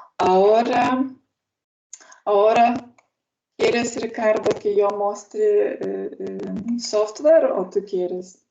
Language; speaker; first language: Spanish; non-native, learner; Lithuanian